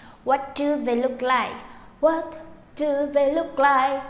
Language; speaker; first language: English; non-native, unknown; Vietnamese